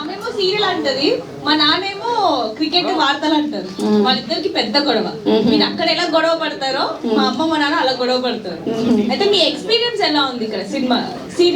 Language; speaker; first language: Telugu; native; Telugu